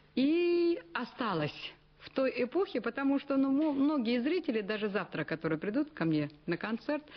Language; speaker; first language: Russian; non-native, local second language; Kazakh